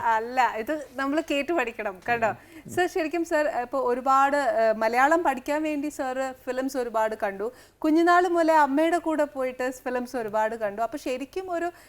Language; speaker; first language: Malayalam; native; Malayalam